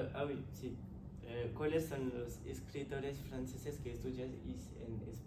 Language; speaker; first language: Spanish; non-native, learner; French